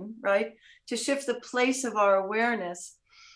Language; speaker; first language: English; native; English